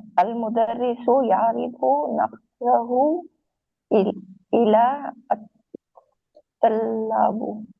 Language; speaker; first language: Arabic; non-native, learner; Urdu